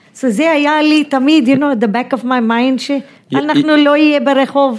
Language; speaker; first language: Hebrew; non-native, fluent; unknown